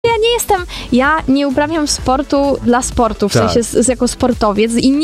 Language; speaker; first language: Polish; native; Polish